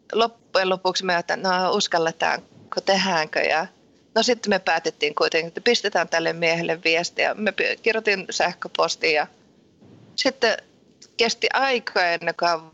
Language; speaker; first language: Finnish; early bilingual, heritage; Finnish